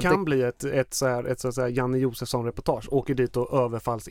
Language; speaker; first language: Swedish; native; Swedish